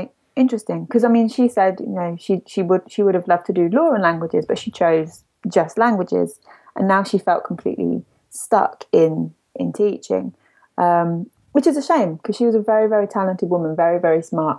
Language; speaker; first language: English; native; English